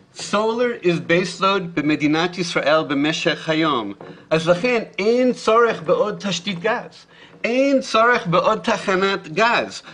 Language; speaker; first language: Hebrew; non-native, fluent; English